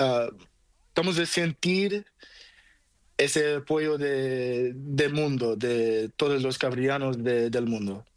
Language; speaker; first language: Spanish; non-native, learner; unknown